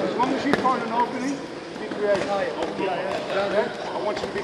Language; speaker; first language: English; native; English